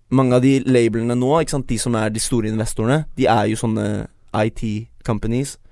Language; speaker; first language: Norwegian; early bilingual, other home language; Chinese